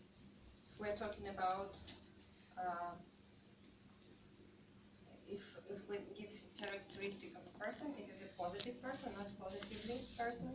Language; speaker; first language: English; non-native, fluent; Russian